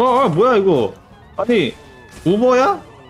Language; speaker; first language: Korean; native; Korean